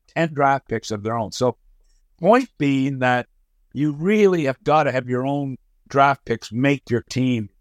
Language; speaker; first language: English; native; English